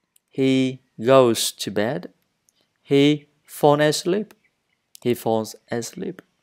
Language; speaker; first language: English; non-native, learner; Vietnamese